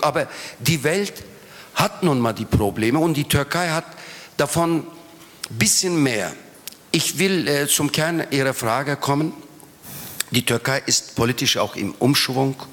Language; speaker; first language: German; non-native, fluent; Turkish